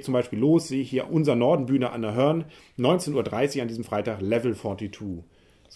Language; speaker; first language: German; native; German